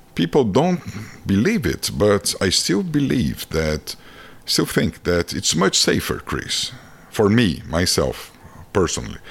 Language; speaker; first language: English; non-native, fluent; Portuguese